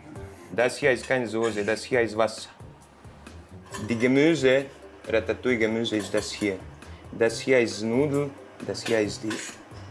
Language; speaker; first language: German; non-native, fluent; Croatian